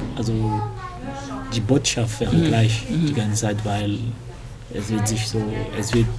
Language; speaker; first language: German; early bilingual, other home language; French